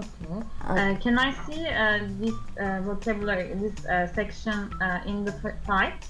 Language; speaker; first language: English; non-native, learner; Turkish